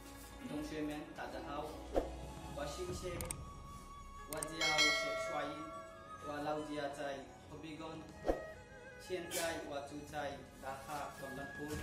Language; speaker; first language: Chinese; non-native, learner; Bangla